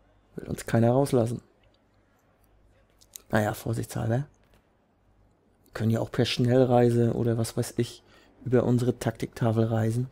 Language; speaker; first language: German; native; German